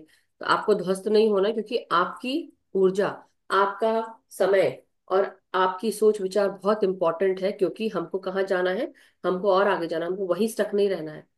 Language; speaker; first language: Hindi; native; Hindi